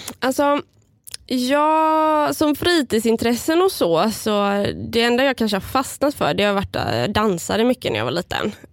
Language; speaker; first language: Swedish; early bilingual, other home language; Bulgarian